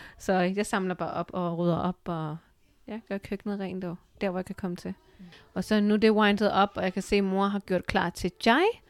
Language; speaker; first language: Danish; early bilingual, other home language; Urdu